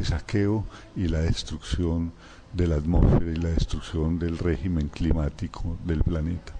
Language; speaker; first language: Spanish; native; Spanish